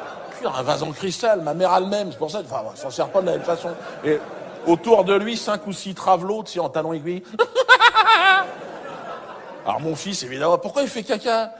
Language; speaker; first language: French; native; French